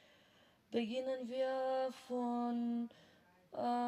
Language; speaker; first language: German; non-native, fluent; Macedonian